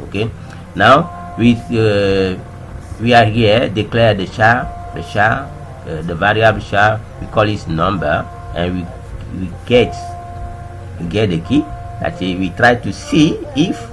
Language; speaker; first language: English; non-native, learner; French